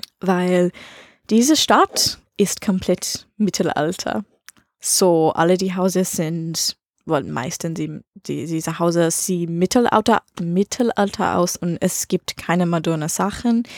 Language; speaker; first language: German; non-native, learner; English